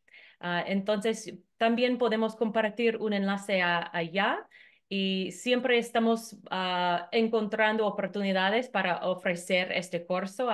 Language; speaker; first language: Spanish; non-native, fluent; English